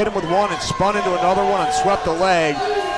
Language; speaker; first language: English; native; English